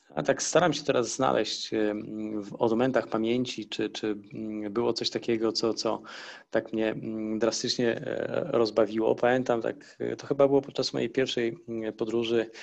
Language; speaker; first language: Polish; native; Polish